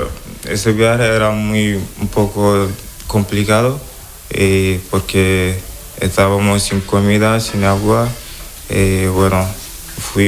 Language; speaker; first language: Spanish; non-native, learner; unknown